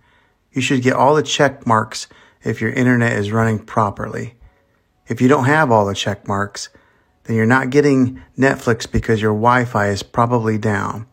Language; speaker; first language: English; native; English